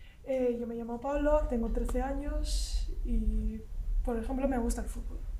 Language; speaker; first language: Spanish; early bilingual, other home language; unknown